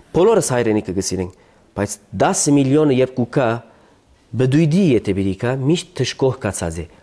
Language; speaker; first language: Armenian; early bilingual, heritage; Armenian